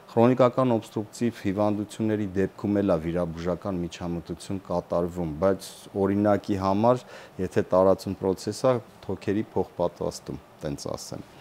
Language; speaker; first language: Armenian; native; Armenian